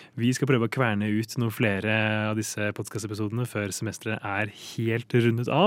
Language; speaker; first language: Norwegian; native; Norwegian